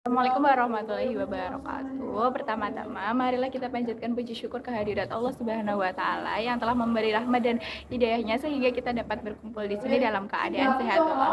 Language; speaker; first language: Indonesian; native; Indonesian